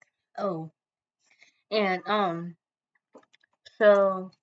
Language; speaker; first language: English; native; English